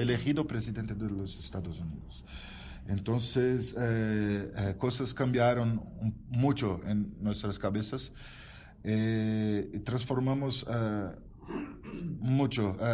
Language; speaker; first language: Spanish; non-native, learner; Portuguese